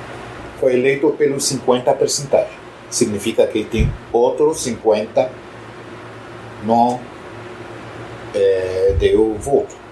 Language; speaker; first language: Portuguese; non-native, fluent; Arabic